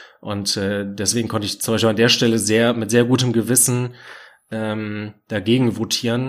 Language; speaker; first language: German; native; German